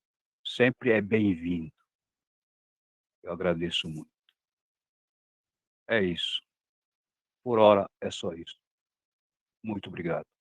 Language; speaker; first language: Portuguese; non-native, local second language; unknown